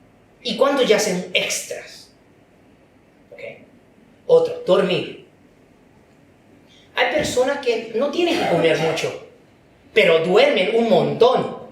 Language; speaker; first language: Spanish; non-native, fluent; Chinese